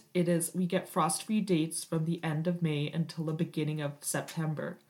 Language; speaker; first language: English; native; English